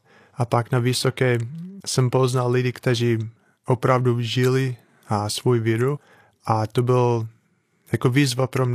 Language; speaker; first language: Czech; non-native, fluent; English